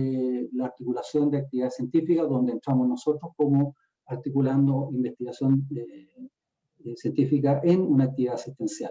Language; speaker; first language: Spanish; native; Spanish